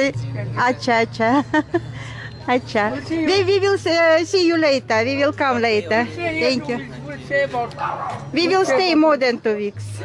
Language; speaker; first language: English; non-native, learner; Russian